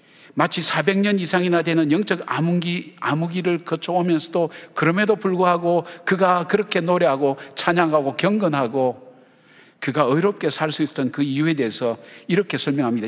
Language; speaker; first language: Korean; native; Korean